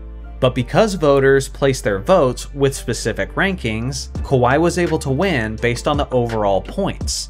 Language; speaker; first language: English; native; English